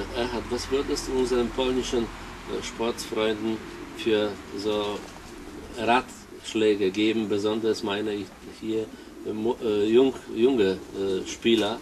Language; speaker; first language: German; non-native, fluent; Polish